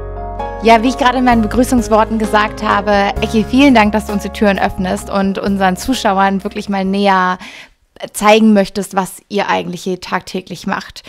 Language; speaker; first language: German; native; German